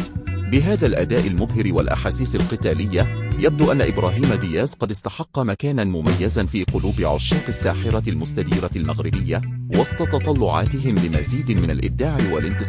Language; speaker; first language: Arabic; native; Arabic